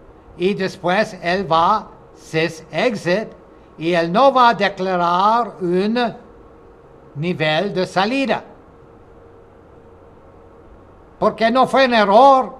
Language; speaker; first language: Spanish; non-native, fluent; English